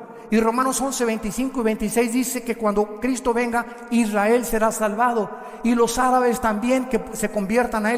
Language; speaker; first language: Spanish; native; Spanish